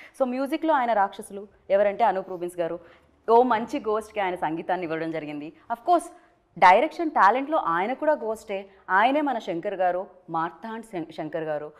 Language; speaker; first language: Telugu; native; Telugu